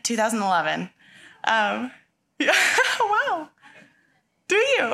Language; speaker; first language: English; native; English